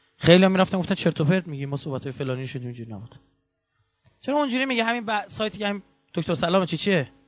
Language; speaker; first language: Persian; native; Persian